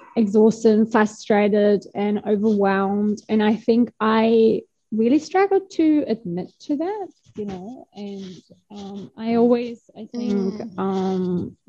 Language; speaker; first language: English; non-native, fluent; German